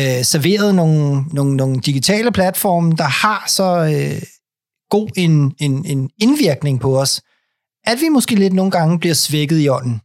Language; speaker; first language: Danish; native; Danish